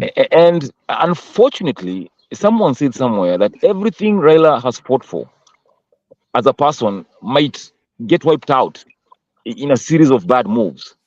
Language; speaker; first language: English; non-native, local second language; Swahili